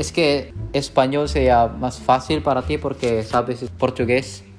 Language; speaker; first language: Spanish; non-native, learner; Filipino